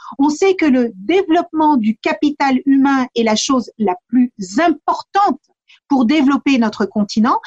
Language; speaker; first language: French; early bilingual, other home language; Kabuverdianu